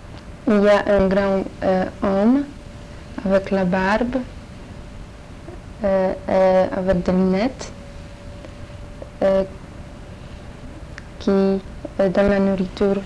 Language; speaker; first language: French; non-native, learner; Polish